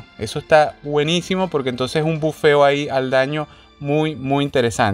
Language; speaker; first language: Spanish; native; Spanish